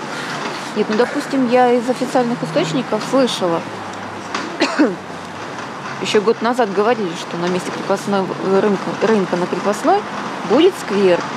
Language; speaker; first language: Russian; native; Russian